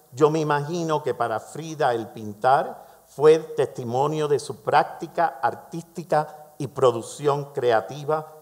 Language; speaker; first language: Spanish; native; Spanish